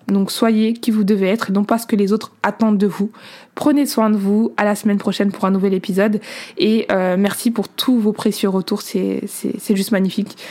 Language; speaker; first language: French; native; French